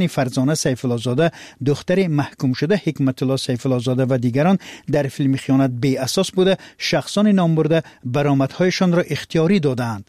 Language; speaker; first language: Persian; native; Persian